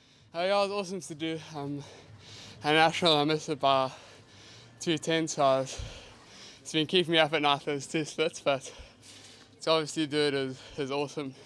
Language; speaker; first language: English; native; English